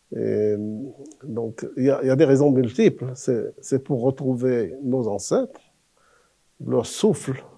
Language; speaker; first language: French; non-native, local second language; Arabic